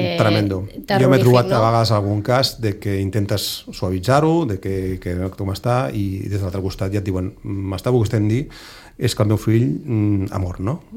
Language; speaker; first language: Catalan; native; Catalan